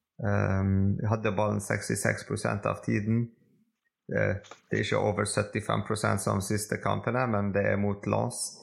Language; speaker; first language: Norwegian; non-native, fluent; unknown